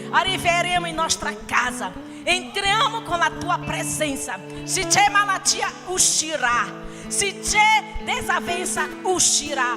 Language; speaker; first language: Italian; non-native, learner; Portuguese